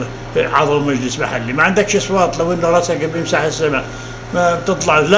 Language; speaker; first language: Arabic; native; Arabic